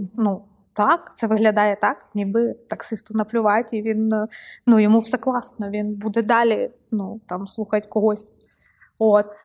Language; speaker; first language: Ukrainian; non-native, local second language; Russian